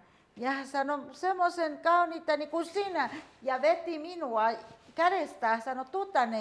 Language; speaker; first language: Finnish; non-native, fluent; Spanish